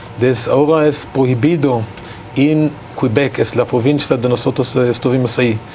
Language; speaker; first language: Spanish; non-native, learner; Hebrew